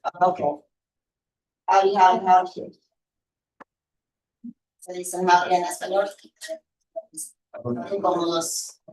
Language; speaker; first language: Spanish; early bilingual, heritage; Spanish